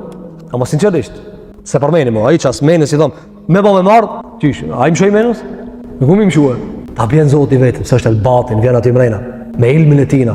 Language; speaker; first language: Albanian; native; Albanian